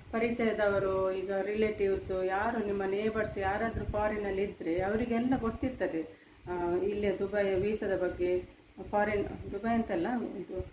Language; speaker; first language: Kannada; non-native, local second language; Tulu